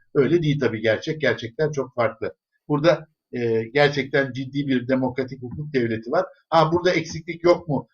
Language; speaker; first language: Turkish; early bilingual, other home language; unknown